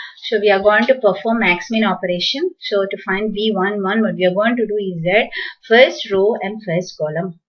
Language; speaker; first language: English; non-native, local second language; Malayalam